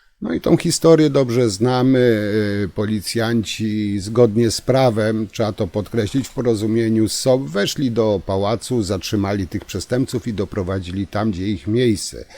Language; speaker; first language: Polish; native; Polish